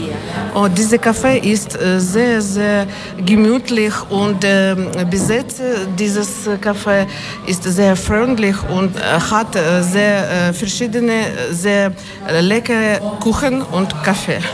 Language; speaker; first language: German; non-native, learner; Ukrainian